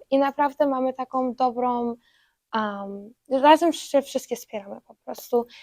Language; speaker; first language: Polish; early bilingual, heritage; Polish